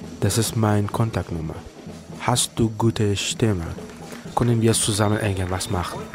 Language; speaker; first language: German; non-native, learner; Persian